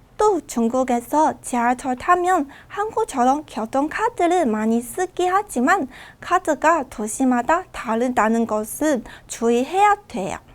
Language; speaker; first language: Korean; non-native, fluent; Chinese